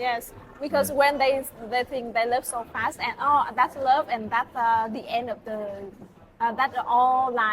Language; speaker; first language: English; non-native, learner; Vietnamese